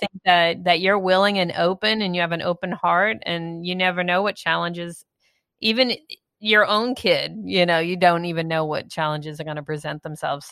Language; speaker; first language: English; native; English